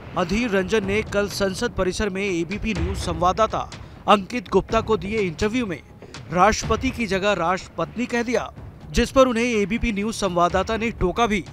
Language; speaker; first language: Hindi; native; Hindi